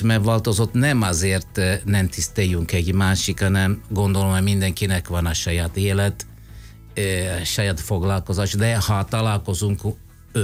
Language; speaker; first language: Hungarian; non-native, learner; Italian